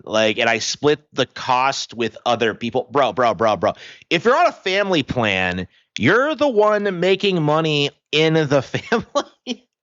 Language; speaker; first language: English; native; English